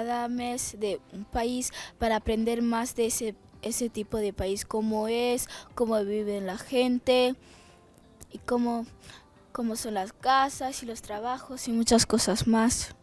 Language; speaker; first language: Spanish; early bilingual, other home language; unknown